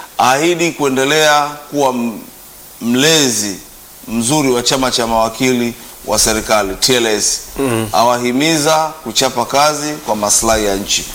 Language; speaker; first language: Swahili; non-native, local second language; Sukuma